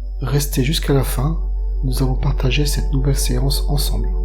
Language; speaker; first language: French; native; French